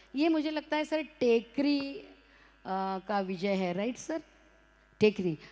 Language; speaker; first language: Hindi; non-native, local second language; Marathi